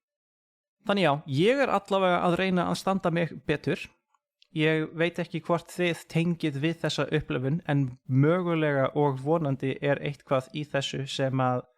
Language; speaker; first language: Icelandic; non-native, fluent; English